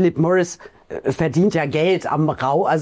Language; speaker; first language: German; native; German